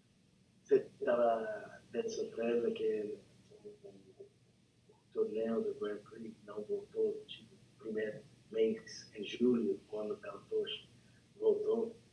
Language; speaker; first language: Portuguese; non-native, learner; English